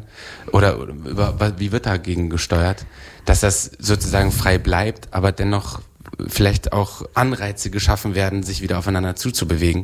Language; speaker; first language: German; native; German